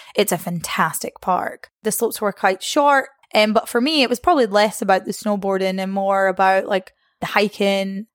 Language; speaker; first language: English; native; English